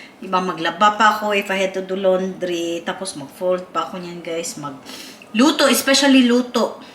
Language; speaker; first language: Filipino; non-native, local second language; Cebuano